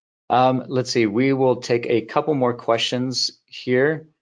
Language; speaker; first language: English; native; English